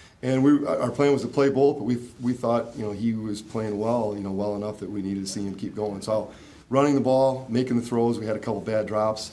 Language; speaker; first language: English; native; English